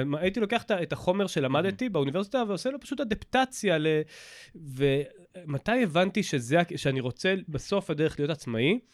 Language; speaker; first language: Hebrew; native; Hebrew